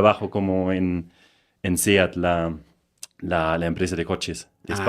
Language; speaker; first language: Spanish; non-native, fluent; German